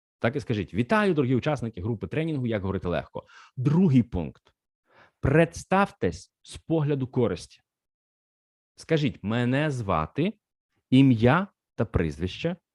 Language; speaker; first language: Ukrainian; non-native, local second language; Russian